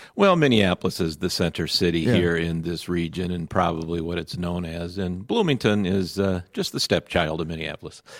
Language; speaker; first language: English; native; English